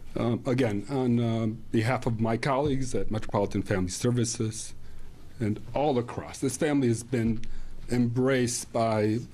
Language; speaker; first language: English; early bilingual, other home language; Spanish